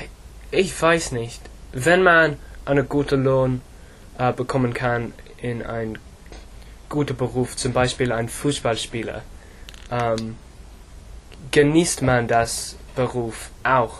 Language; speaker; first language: German; non-native, learner; English